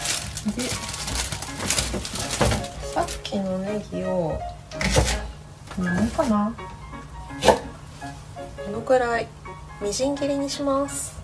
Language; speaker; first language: Japanese; non-native, local second language; Chinese